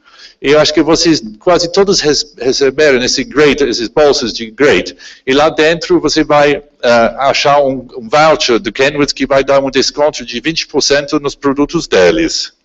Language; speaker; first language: Portuguese; non-native, fluent; English